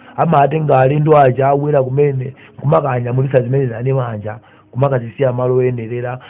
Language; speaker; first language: Nyanja; native; Nyanja